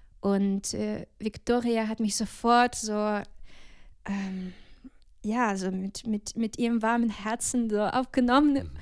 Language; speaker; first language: German; non-native, fluent; Ukrainian